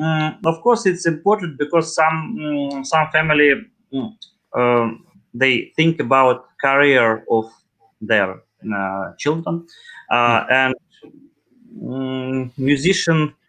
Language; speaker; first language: English; non-native, learner; Russian